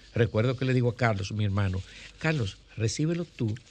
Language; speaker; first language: Spanish; native; Spanish